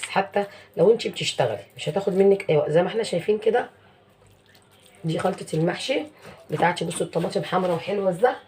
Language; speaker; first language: Arabic; native; Arabic